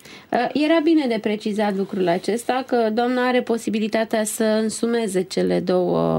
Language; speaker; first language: Romanian; native; Romanian